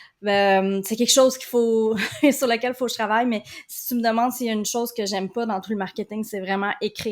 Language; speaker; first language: French; native; French